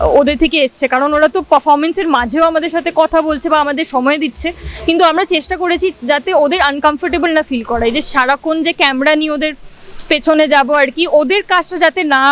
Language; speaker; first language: Bangla; non-native, local second language; Hindi